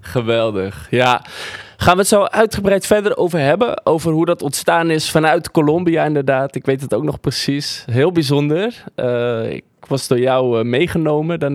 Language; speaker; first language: Dutch; native; Dutch